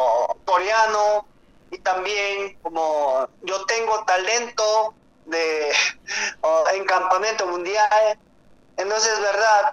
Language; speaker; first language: Spanish; non-native, learner; Korean